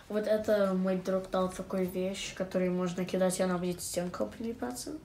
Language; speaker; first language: Russian; early bilingual, heritage; English